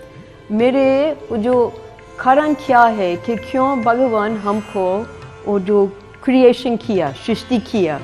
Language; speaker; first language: Hindi; non-native, fluent; English